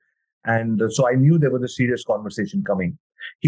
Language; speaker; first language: English; non-native, local second language; Hindi